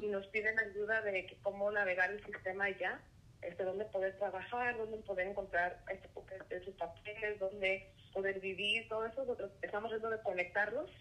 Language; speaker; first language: Spanish; early bilingual, heritage; Spanish